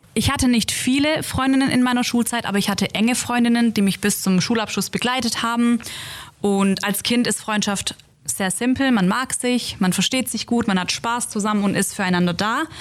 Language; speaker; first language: German; native; German